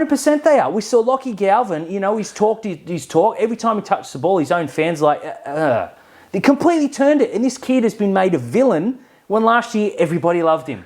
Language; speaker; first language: English; native; English